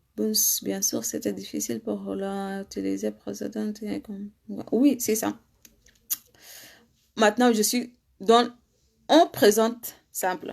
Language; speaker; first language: French; non-native, learner; Arabic